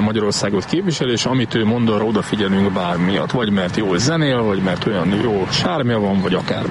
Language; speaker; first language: Hungarian; native; Hungarian